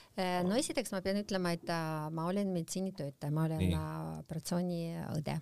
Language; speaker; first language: Estonian; non-native, local second language; Russian